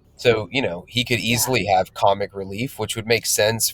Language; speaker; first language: English; native; English